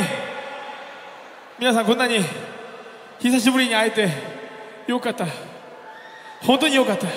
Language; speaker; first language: Japanese; non-native, fluent; Korean